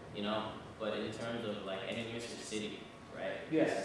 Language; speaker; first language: English; native; English